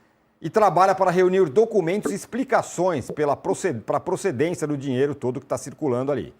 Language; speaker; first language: Portuguese; native; Portuguese